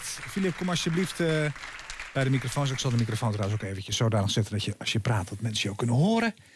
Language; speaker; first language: Dutch; native; Dutch